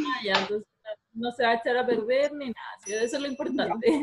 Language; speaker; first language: Spanish; native; Spanish